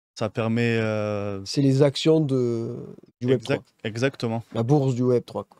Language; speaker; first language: French; native; French